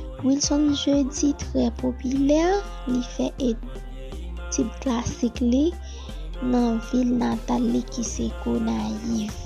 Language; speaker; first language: French; non-native, learner; Haitian Creole